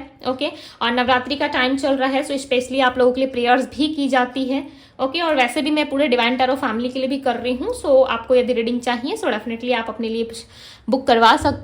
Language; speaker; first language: Hindi; native; Hindi